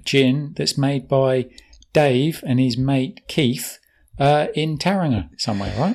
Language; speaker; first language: English; native; English